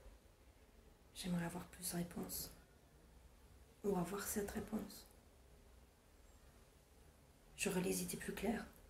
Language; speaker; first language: French; non-native, fluent; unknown